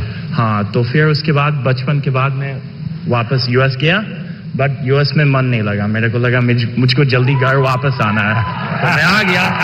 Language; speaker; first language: Hindi; early bilingual, heritage; Hindi